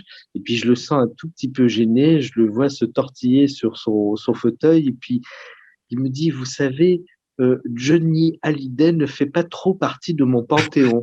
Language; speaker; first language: French; native; French